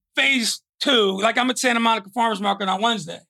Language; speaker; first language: English; native; English